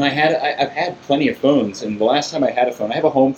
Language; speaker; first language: English; native; English